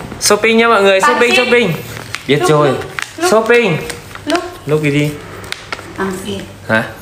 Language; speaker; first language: Vietnamese; native; Vietnamese